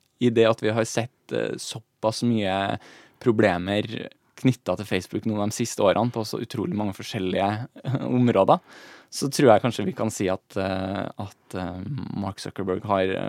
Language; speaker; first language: Norwegian; native; Norwegian